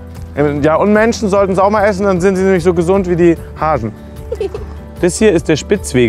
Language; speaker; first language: German; native; German